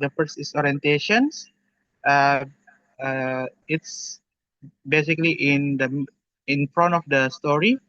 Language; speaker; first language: English; non-native, learner; Indonesian